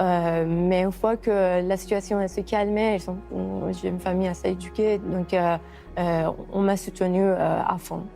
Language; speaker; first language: French; non-native, fluent; Persian